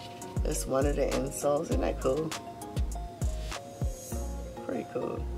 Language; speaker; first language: English; native; English